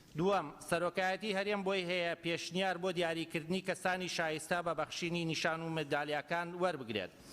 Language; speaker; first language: Central Kurdish; native; Central Kurdish